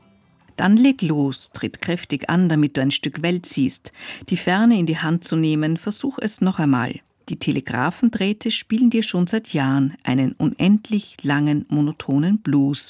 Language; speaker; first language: German; native; German